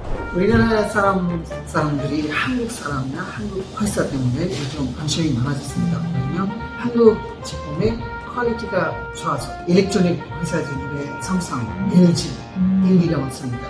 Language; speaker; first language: Korean; non-native, fluent; Bangla